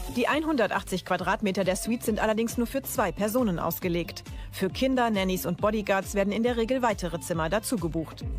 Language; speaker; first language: German; native; German